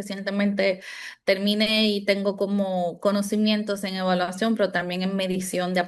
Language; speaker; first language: Spanish; native; Spanish